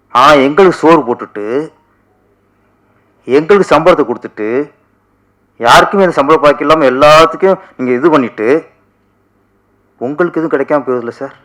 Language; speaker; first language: Tamil; native; Tamil